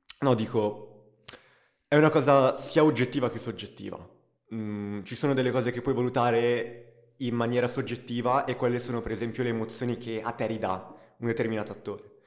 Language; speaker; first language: Italian; early bilingual, other home language; Russian